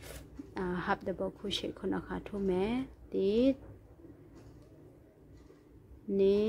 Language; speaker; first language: Burmese; non-native, local second language; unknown